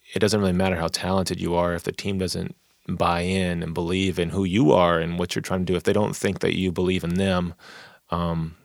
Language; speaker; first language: English; native; English